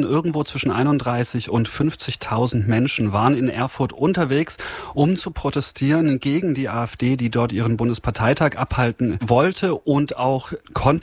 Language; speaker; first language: German; native; German